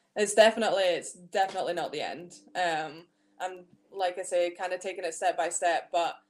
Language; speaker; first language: English; native; English